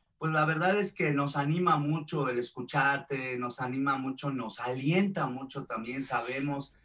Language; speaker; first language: Spanish; native; Spanish